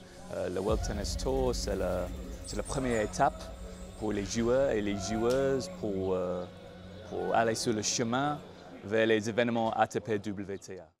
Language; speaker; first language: French; non-native, fluent; English